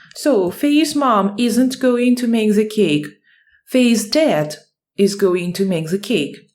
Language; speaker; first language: English; non-native, fluent; Ukrainian